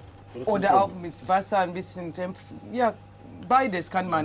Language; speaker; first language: German; non-native, learner; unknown